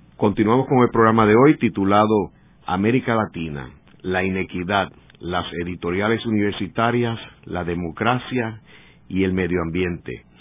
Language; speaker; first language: Spanish; native; Spanish